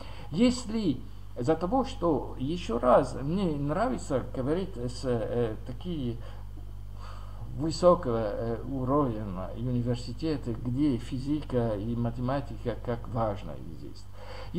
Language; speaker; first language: Russian; non-native, learner; French